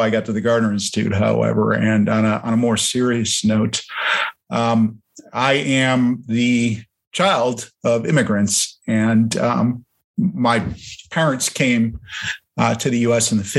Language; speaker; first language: English; early bilingual, other home language; German